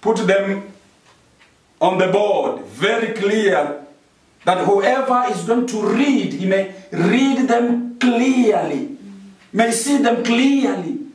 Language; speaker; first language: English; non-native, local second language; Swahili